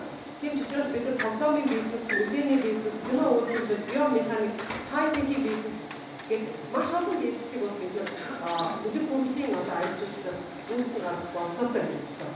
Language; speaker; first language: Mongolian; native; Mongolian